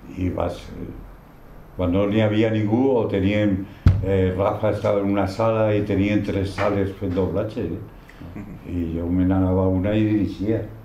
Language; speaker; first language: Catalan; non-native, local second language; Spanish